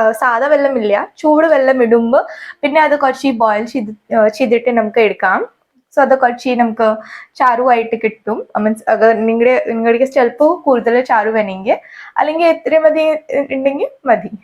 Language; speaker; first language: Malayalam; non-native, local second language; Hindi